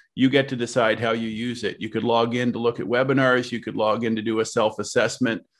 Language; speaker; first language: English; native; English